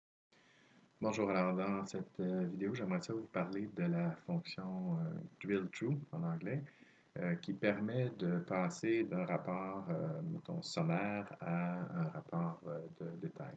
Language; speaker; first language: French; native; French